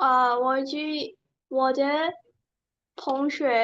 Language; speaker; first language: Chinese; non-native, learner; Burmese